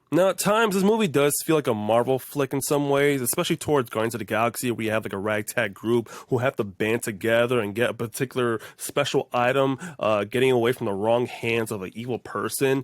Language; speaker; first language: English; native; English